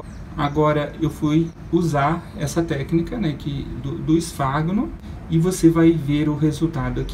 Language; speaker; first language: Portuguese; native; Portuguese